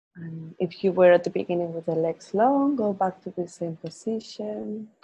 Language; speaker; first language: English; non-native, fluent; Spanish